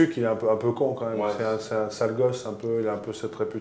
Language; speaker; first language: French; native; French